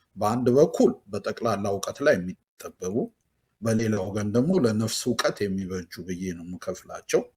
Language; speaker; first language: Amharic; native; Amharic